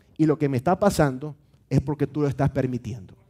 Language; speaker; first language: Spanish; native; Spanish